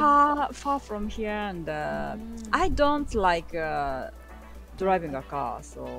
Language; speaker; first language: English; non-native, learner; Japanese